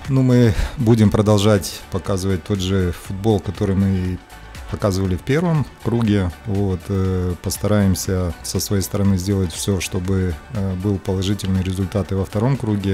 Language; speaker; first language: Russian; native; Russian